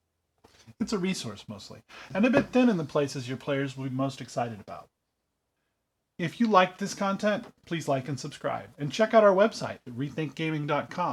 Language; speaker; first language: English; native; English